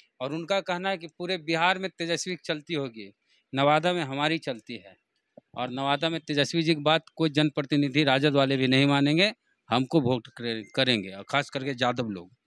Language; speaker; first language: Hindi; native; Hindi